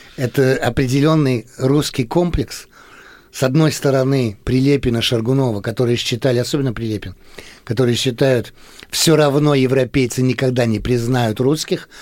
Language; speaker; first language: Russian; early bilingual, heritage; Russian